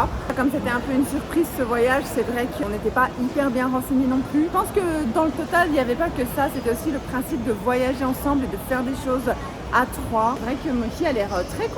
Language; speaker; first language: French; native; French